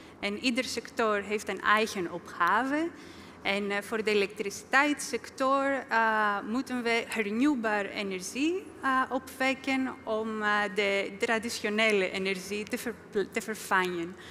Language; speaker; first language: Dutch; non-native, fluent; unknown